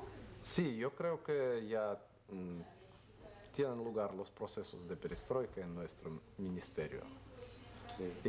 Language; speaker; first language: Spanish; non-native, fluent; Russian